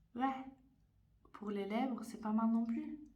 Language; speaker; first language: French; non-native, fluent; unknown